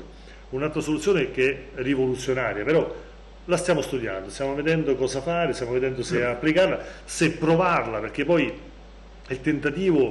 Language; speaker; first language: Italian; native; Italian